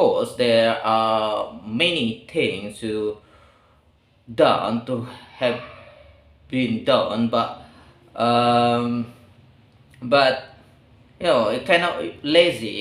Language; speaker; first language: English; non-native, learner; Indonesian